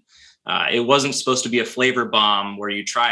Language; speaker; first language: English; native; English